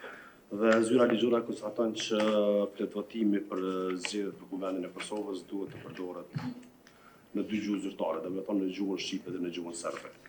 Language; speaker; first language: Albanian; native; Albanian